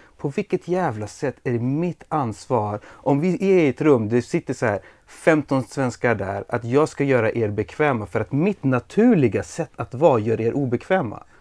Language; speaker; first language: Swedish; early bilingual, other home language; Persian